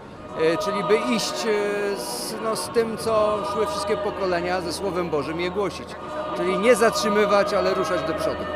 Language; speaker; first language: Polish; native; Polish